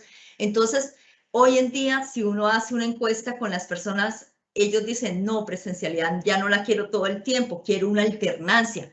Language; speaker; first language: Spanish; native; Spanish